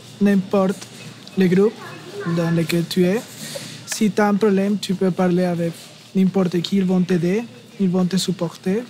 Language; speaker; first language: French; non-native, fluent; Spanish